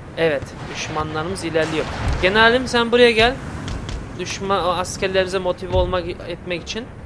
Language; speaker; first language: Turkish; early bilingual, heritage; Turkish